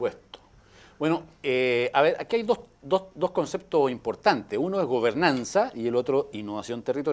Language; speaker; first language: Spanish; native; Spanish